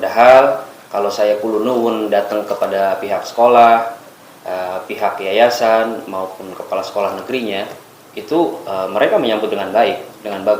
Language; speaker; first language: Indonesian; native; Indonesian